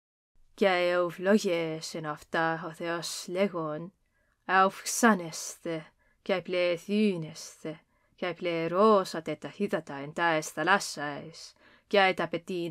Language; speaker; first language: Greek; non-native, fluent; English